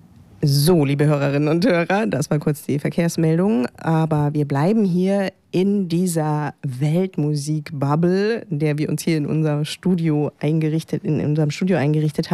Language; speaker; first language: German; native; German